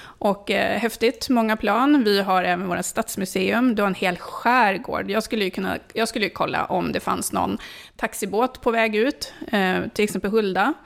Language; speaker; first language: Swedish; early bilingual, other home language; Finnish